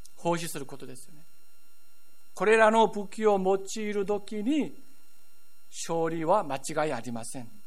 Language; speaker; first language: Japanese; non-native, fluent; Korean